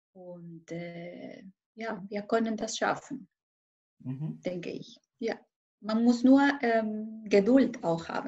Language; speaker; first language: German; non-native, fluent; Spanish